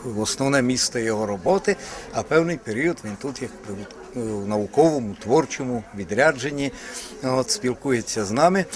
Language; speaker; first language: Ukrainian; native; Ukrainian